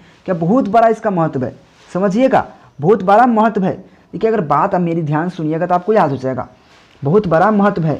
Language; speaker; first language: Hindi; native; Hindi